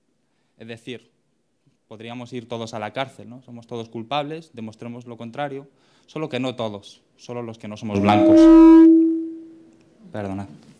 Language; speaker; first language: Spanish; native; Spanish